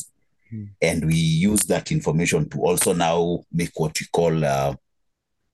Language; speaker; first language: English; non-native, local second language; Kikuyu